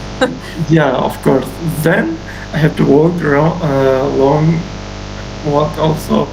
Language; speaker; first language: English; non-native, learner; Uzbek